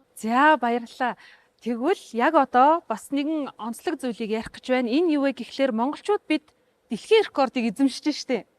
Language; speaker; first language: Mongolian; native; Mongolian